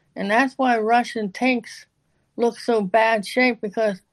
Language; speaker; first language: English; native; English